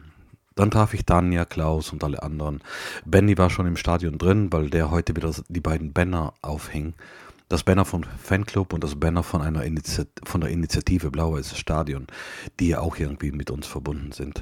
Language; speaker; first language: German; native; German